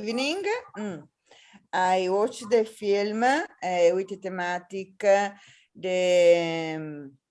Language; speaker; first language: English; non-native, learner; Italian